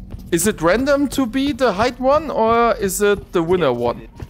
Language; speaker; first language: English; non-native, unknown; German